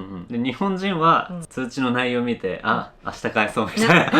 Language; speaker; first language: Japanese; native; Japanese